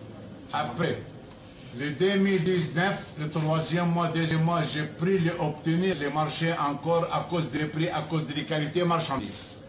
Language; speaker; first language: French; non-native, learner; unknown